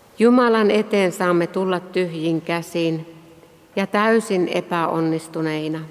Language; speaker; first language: Finnish; native; Finnish